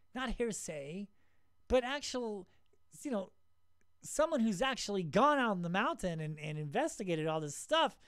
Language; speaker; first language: English; native; English